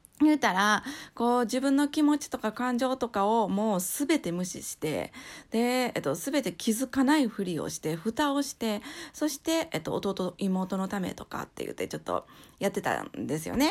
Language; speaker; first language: Japanese; native; Japanese